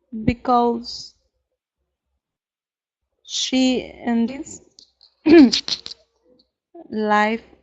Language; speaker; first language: English; non-native, learner; Spanish